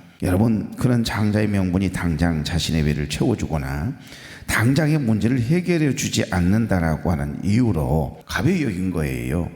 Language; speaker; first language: Korean; native; Korean